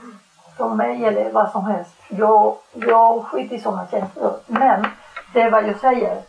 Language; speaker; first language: Swedish; non-native, fluent; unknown